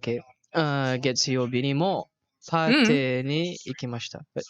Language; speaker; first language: Japanese; non-native, learner; Malay